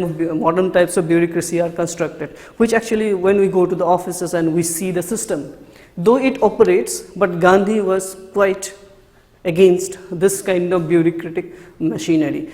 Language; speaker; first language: English; non-native, local second language; Assamese